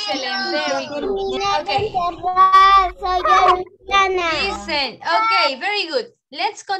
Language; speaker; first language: English; non-native, learner; Spanish